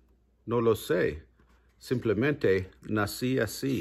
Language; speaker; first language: Spanish; non-native, learner; English